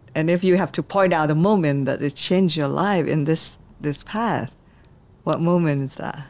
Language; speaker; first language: English; non-native, fluent; Vietnamese